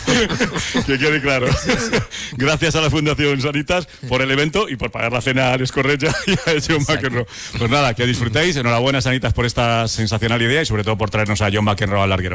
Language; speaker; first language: Spanish; native; Spanish